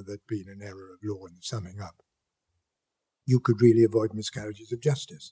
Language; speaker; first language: English; native; English